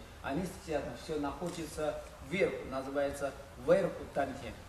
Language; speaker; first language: Russian; non-native, learner; Chinese